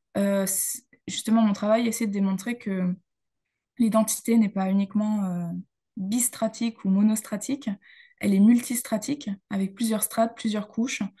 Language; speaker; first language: French; native; French